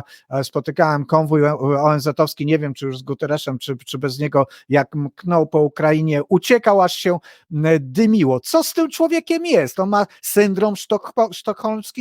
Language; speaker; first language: Polish; native; Polish